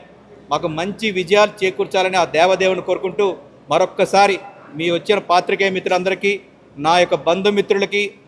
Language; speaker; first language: Telugu; native; Telugu